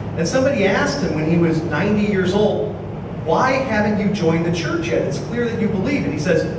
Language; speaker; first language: English; native; English